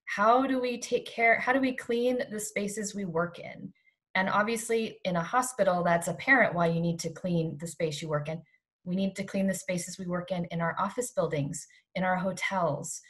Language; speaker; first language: English; native; English